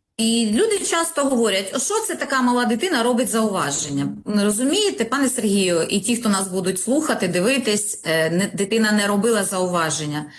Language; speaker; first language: Ukrainian; non-native, local second language; Russian